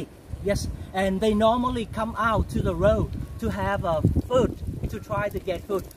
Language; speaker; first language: English; non-native, local second language; Vietnamese